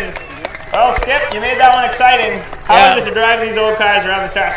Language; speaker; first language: English; native; English